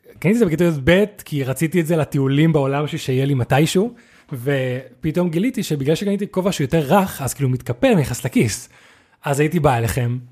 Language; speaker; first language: Hebrew; native; Hebrew